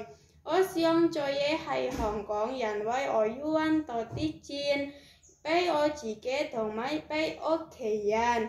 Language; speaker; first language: Cantonese; non-native, learner; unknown